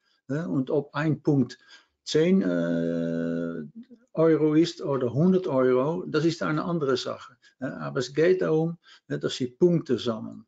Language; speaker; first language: German; non-native, fluent; Dutch